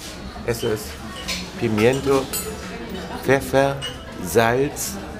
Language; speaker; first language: Spanish; non-native, learner; German